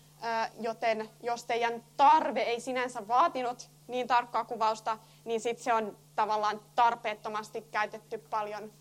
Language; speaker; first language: Finnish; native; Finnish